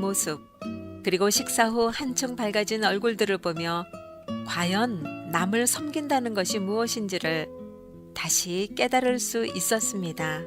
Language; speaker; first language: Korean; native; Korean